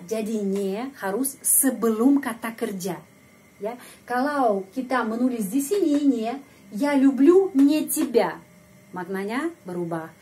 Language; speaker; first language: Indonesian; non-native, fluent; Russian